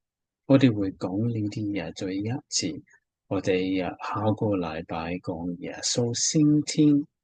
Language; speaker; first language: Cantonese; non-native, fluent; English